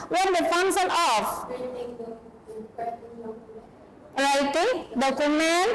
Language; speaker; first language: English; non-native, learner; Indonesian